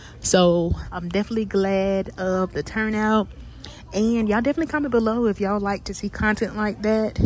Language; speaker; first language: English; native; English